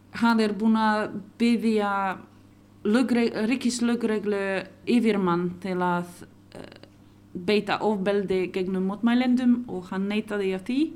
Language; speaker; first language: Icelandic; non-native, local second language; Polish